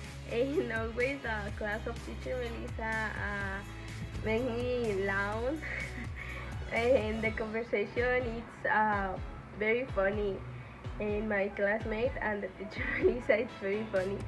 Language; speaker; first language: English; non-native, learner; Spanish